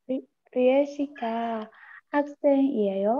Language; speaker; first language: Korean; non-native, learner; Thai